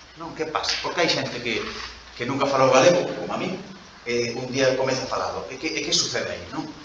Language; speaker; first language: Galician; non-native, local second language; Spanish